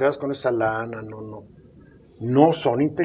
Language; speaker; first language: Spanish; native; Spanish